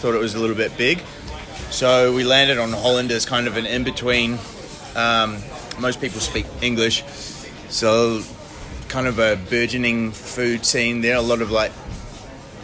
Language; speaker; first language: English; native; English